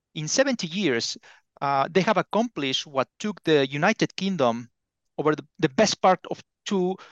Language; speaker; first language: English; non-native, fluent; Spanish